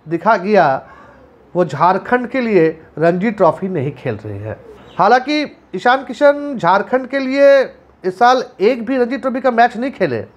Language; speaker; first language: Hindi; non-native, local second language; Bangla